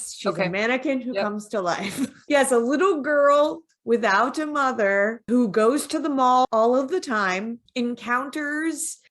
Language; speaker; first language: English; native; English